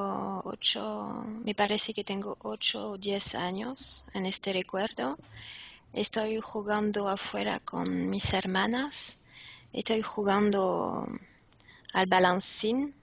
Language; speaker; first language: Spanish; non-native, fluent; French